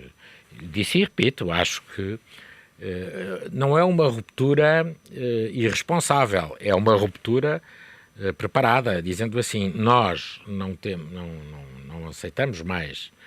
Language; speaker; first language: Portuguese; native; Portuguese